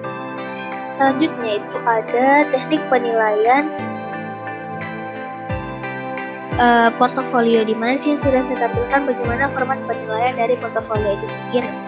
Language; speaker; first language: Indonesian; native; Indonesian